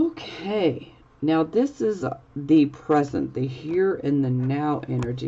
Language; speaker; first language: English; native; English